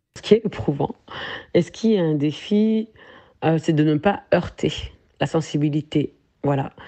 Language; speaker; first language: French; early bilingual, other home language; Soninke